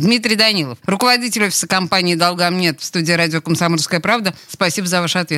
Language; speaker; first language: Russian; native; Russian